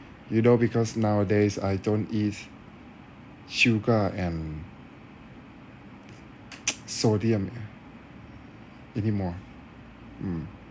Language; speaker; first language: English; non-native, learner; Thai